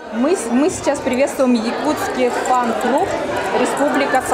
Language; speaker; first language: Russian; native; Russian